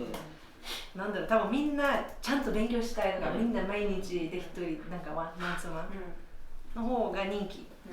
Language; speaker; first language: Japanese; non-native, fluent; Portuguese